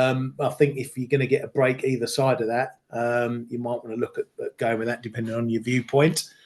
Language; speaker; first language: English; native; English